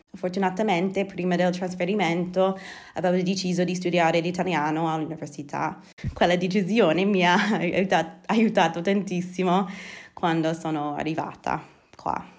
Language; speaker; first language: Italian; non-native, fluent; English